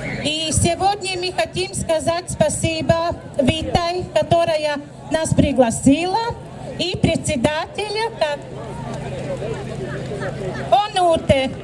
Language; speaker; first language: Russian; non-native, fluent; Latvian